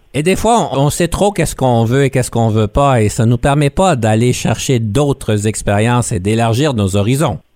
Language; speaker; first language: French; native; French